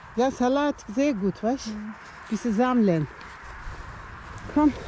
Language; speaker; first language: German; non-native, learner; Turkish